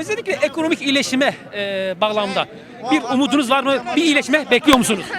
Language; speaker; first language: Turkish; native; Turkish